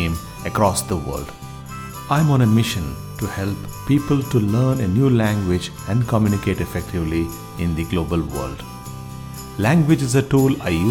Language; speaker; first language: English; non-native, local second language; Kannada